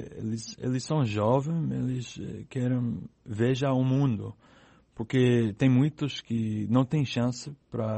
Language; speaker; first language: Portuguese; non-native, learner; English